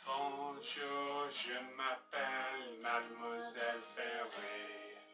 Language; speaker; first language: French; non-native, fluent; English